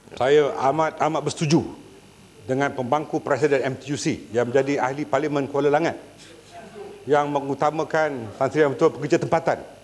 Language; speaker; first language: Malay; native; Malay